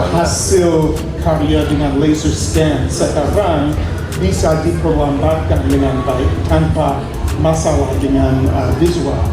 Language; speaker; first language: Indonesian; non-native, fluent; English